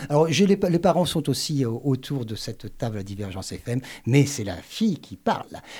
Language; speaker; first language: French; native; French